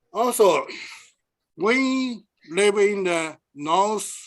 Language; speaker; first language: English; non-native, learner; Japanese